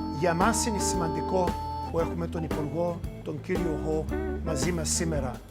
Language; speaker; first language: Greek; early bilingual, heritage; Greek